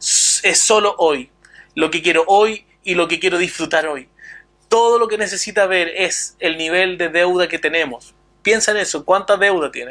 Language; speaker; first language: Spanish; native; Spanish